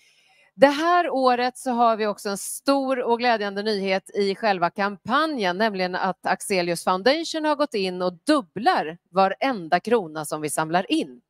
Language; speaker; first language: Swedish; native; Swedish